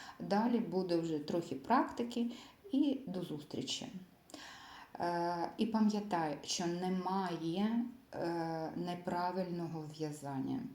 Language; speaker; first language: Ukrainian; non-native, local second language; Russian